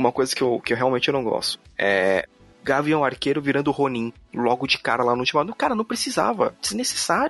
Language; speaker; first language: Portuguese; native; Portuguese